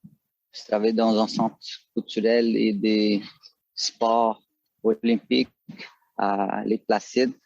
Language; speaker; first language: French; non-native, fluent; Portuguese